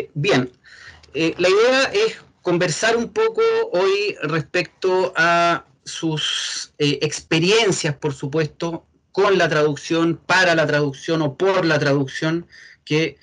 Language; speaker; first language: Spanish; native; Spanish